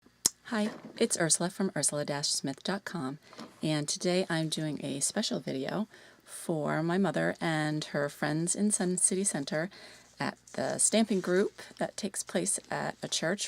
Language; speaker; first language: English; native; English